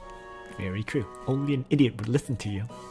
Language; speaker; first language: English; native; English